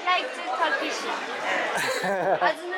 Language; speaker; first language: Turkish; non-native, learner; Korean